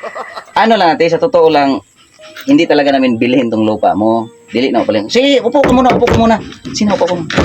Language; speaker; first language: Filipino; non-native, local second language; Cebuano